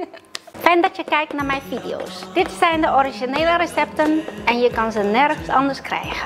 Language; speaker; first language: Dutch; non-native, fluent; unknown